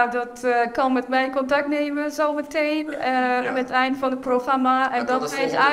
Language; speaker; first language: Dutch; non-native, learner; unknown